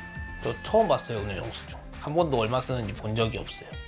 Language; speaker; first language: Korean; native; Korean